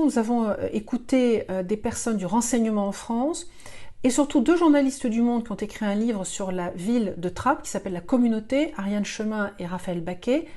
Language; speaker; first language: French; native; French